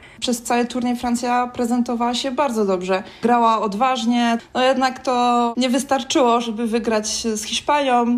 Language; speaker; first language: Polish; non-native, fluent; French